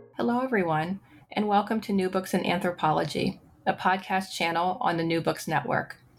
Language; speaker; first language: English; native; English